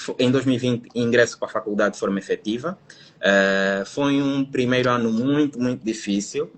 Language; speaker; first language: Portuguese; native; Portuguese